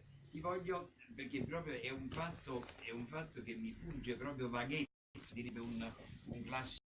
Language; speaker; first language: Italian; native; Italian